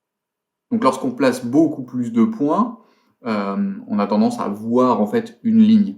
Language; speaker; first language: French; native; French